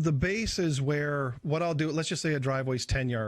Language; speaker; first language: English; native; English